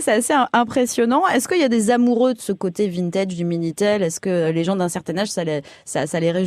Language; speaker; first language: French; native; French